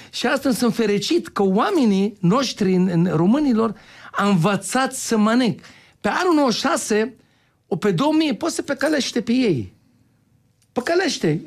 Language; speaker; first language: Romanian; non-native, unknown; Hebrew